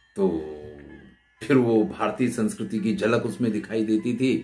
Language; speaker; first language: Hindi; native; Hindi